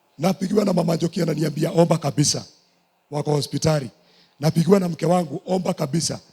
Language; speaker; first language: Swahili; non-native, local second language; Kikuyu